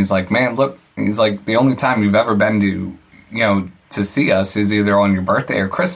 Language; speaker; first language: English; native; English